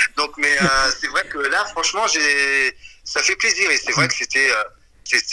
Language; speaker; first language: French; native; French